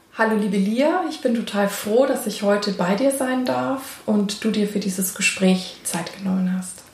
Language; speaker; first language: German; native; German